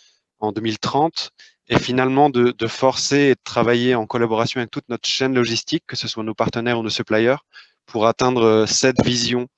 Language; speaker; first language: French; native; French